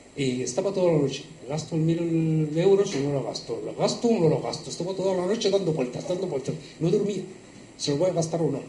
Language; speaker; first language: Spanish; non-native, fluent; Arabic